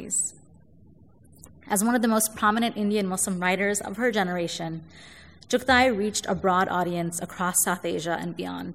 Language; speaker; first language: English; native; English